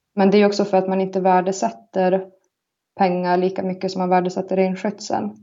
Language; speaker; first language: Swedish; native; Swedish